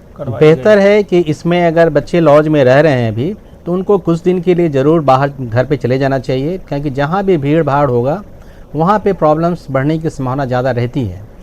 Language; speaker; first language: Hindi; native; Hindi